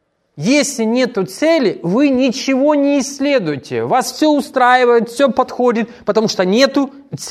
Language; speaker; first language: Russian; native; Russian